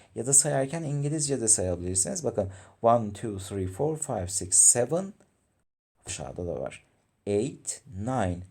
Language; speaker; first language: Turkish; native; Turkish